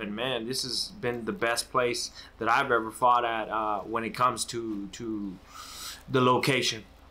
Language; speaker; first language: English; early bilingual, other home language; Spanish